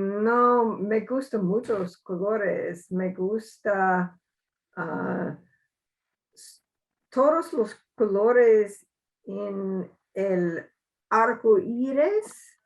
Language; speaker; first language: Spanish; non-native, learner; English